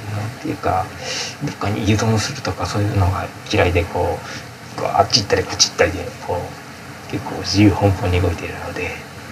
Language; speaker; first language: Japanese; native; Japanese